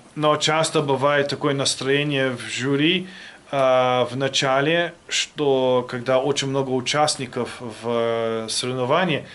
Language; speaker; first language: Russian; non-native, fluent; German